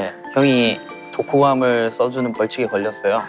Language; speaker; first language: Korean; native; Korean